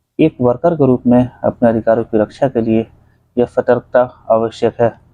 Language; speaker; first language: Hindi; native; Hindi